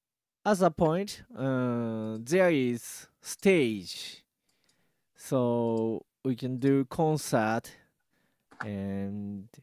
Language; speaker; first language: English; non-native, learner; Japanese